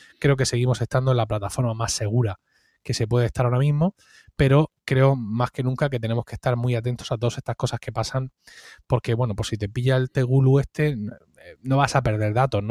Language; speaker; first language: Spanish; native; Spanish